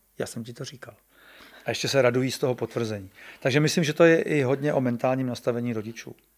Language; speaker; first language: Czech; native; Czech